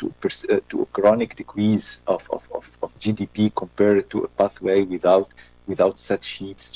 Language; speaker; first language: English; non-native, fluent; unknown